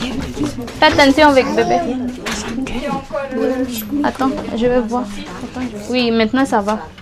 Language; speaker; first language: French; non-native, learner; Telugu